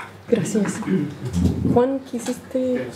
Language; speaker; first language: Spanish; non-native, fluent; English